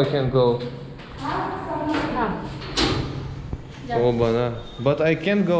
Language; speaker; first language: English; non-native, learner; Russian